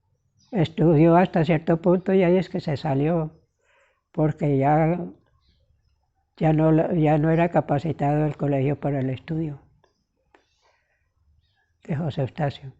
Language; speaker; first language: Spanish; native; Spanish